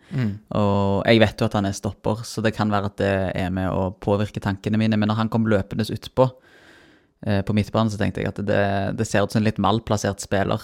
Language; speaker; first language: Norwegian; native; Norwegian